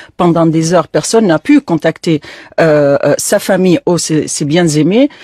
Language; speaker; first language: French; non-native, fluent; Arabic